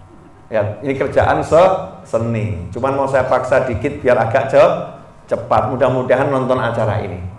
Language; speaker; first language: Indonesian; native; Indonesian